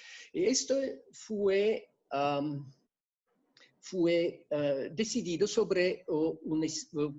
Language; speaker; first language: Spanish; non-native, fluent; French